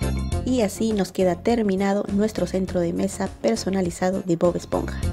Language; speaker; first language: Spanish; native; Spanish